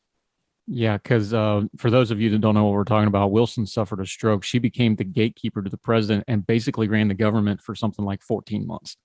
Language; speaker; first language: English; native; English